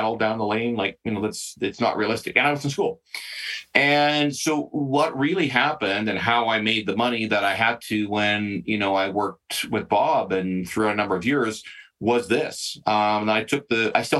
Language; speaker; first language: English; native; English